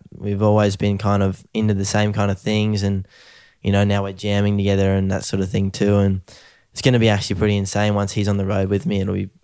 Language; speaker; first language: English; native; English